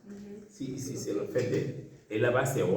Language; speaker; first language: French; non-native, local second language; Fula